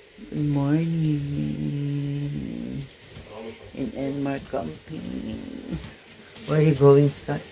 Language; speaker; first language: English; non-native, learner; Filipino